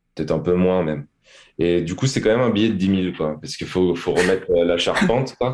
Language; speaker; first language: French; native; French